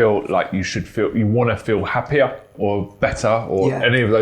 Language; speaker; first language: English; native; English